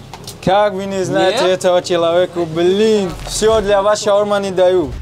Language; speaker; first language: Russian; non-native, learner; Tajik